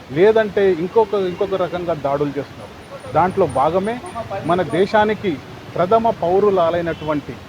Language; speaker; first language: Telugu; non-native, local second language; Lambadi